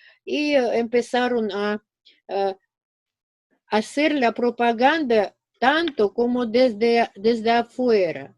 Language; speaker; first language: Spanish; non-native, fluent; Russian